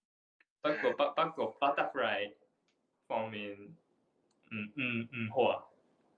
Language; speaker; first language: Chinese; non-native, learner; Japanese